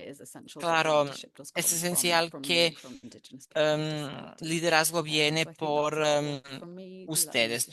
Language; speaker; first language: Spanish; non-native, fluent; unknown